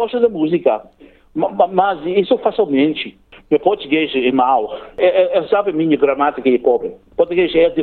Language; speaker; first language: Portuguese; non-native, learner; English